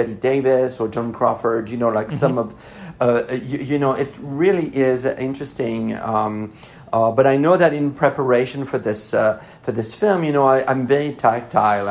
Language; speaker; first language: English; non-native, fluent; French